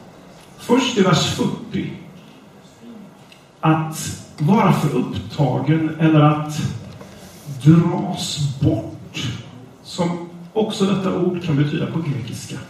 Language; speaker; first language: Swedish; non-native, fluent; English